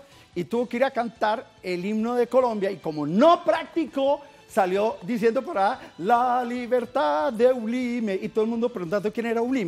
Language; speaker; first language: Spanish; native; Spanish